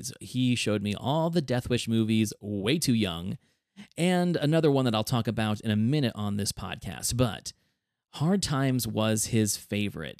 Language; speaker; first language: English; native; English